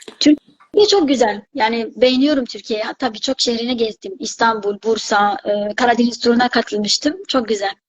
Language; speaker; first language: Turkish; non-native, fluent; Arabic